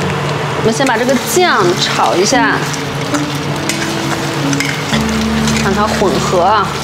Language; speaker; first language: Chinese; native; Chinese